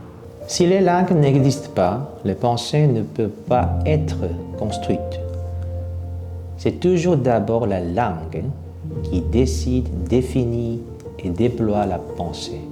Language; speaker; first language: French; non-native, fluent; Korean